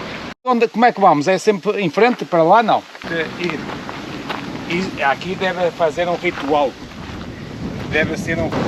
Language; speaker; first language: Portuguese; non-native, learner; Spanish